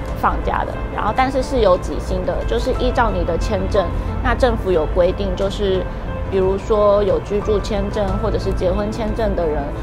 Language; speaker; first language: Chinese; native; Chinese